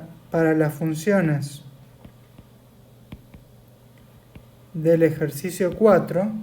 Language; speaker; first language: Spanish; native; Spanish